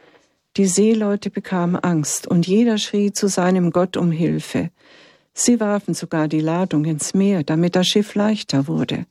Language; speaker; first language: German; native; German